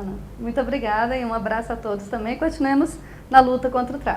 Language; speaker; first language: Portuguese; native; Portuguese